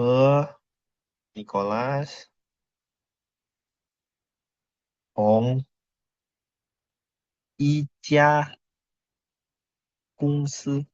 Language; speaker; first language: Chinese; non-native, fluent; Indonesian